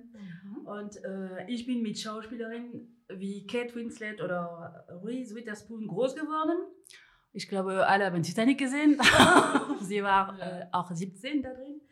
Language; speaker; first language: German; non-native, fluent; French